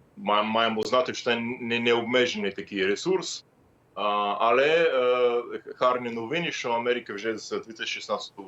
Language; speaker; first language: Ukrainian; non-native, fluent; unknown